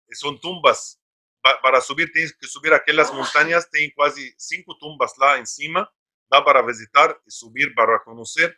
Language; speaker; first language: Portuguese; non-native, fluent; Arabic